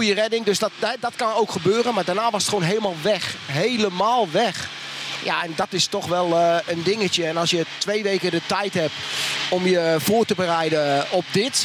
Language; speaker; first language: Dutch; native; Dutch